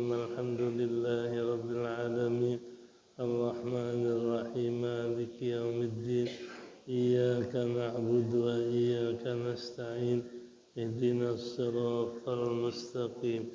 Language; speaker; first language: Arabic; non-native, fluent; Indonesian